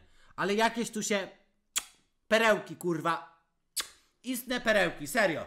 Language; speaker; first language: Polish; native; Polish